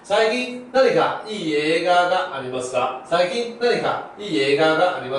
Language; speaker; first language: Japanese; non-native, fluent; Chinese